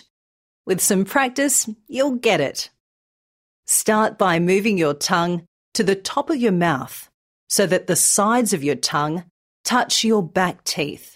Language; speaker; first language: English; native; English